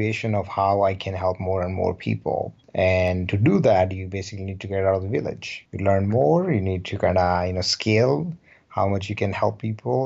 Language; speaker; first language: English; non-native, local second language; Rajasthani